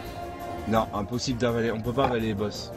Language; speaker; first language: French; native; French